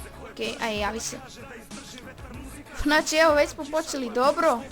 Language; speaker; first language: Croatian; native; Croatian